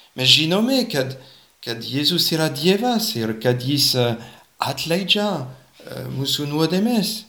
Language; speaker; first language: Lithuanian; non-native, fluent; French